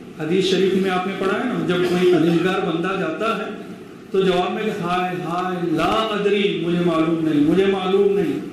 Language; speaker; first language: Urdu; native; Urdu